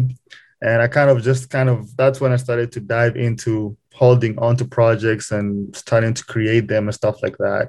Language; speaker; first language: English; non-native, local second language; Kinyarwanda